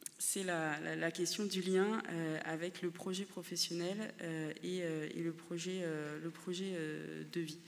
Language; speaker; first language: French; native; French